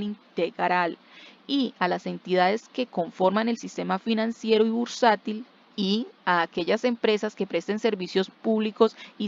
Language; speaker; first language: Spanish; native; Spanish